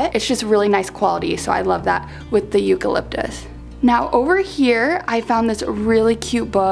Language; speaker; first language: English; native; English